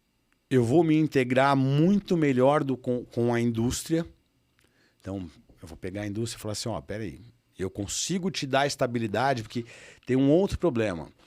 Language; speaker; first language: Portuguese; native; Portuguese